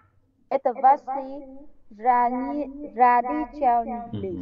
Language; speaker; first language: Russian; non-native, learner; Vietnamese